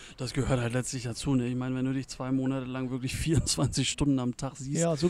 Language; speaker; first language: German; native; German